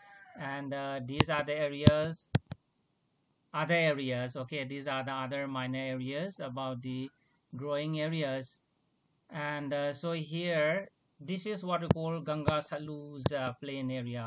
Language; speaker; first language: English; non-native, local second language; Manipuri